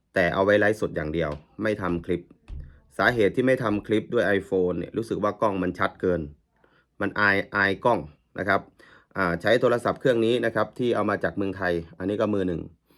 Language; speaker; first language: Thai; native; Thai